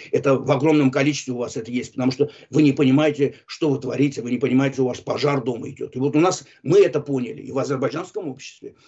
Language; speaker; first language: Russian; non-native, local second language; Azerbaijani